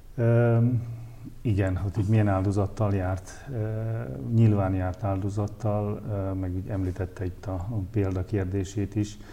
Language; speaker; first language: Hungarian; native; Hungarian